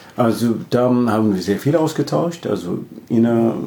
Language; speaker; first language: German; non-native, fluent; Amharic